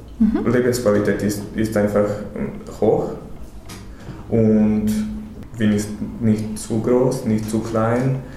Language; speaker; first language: German; non-native, learner; Serbian